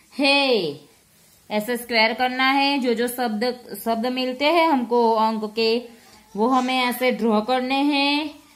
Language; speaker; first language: Hindi; non-native, local second language; Gujarati